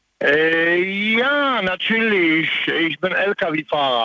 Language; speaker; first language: German; non-native, learner; Polish